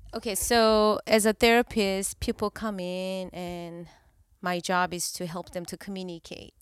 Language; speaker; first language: English; non-native, fluent; Korean